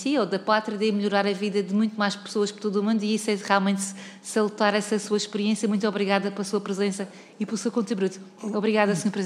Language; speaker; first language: Portuguese; native; Portuguese